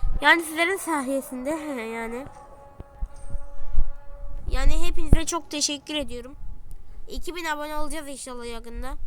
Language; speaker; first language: Turkish; native; Turkish